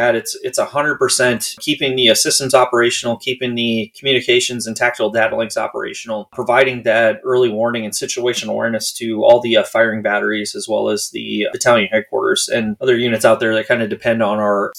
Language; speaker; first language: English; native; English